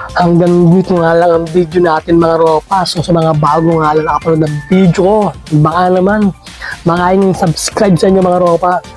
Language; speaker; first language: Filipino; native; Filipino